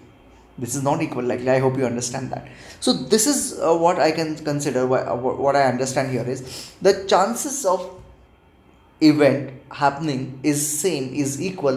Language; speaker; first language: English; non-native, local second language; Hindi